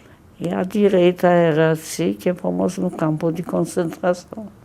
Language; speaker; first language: Portuguese; non-native, fluent; Polish